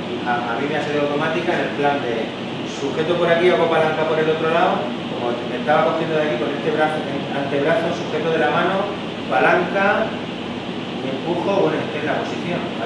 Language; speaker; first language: Spanish; native; Spanish